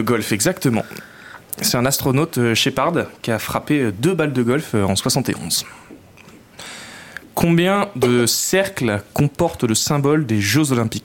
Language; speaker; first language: French; native; French